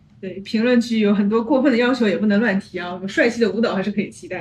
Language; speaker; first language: Chinese; native; Chinese